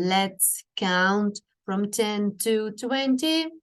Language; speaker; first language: English; non-native, fluent; Ukrainian